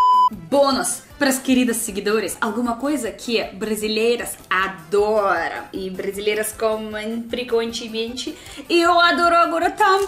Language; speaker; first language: Portuguese; non-native, learner; Russian